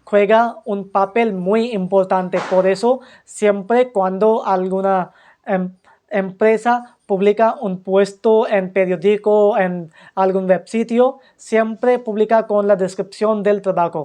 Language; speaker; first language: Spanish; non-native, fluent; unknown